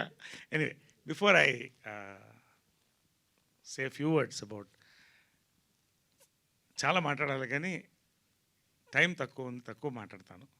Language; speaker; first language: Telugu; native; Telugu